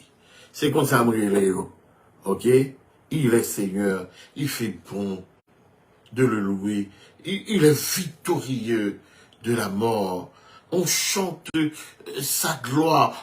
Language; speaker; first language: French; non-native, local second language; Haitian Creole